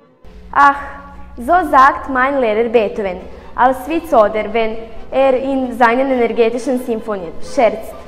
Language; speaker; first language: German; non-native, learner; Serbian